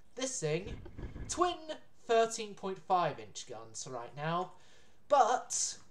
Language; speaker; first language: English; native; English